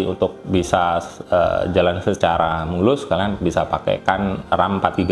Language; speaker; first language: Indonesian; native; Indonesian